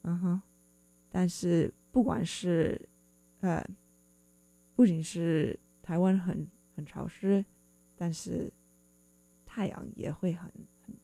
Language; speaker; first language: Chinese; non-native, fluent; English